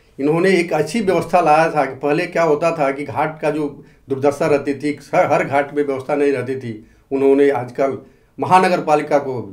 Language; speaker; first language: Hindi; native; Hindi